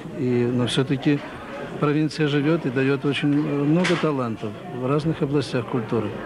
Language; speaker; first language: Russian; native; Russian